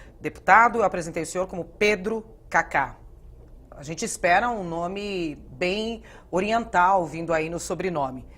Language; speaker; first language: Portuguese; native; Portuguese